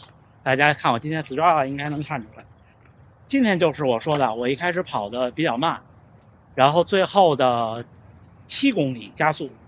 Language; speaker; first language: Chinese; native; Chinese